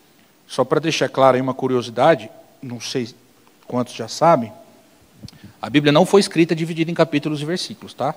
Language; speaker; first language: Portuguese; native; Portuguese